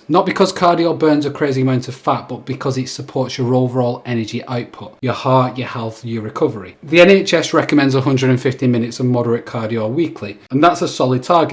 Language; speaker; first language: English; native; English